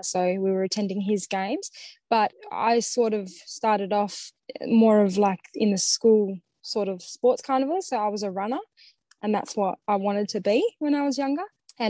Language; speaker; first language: English; native; English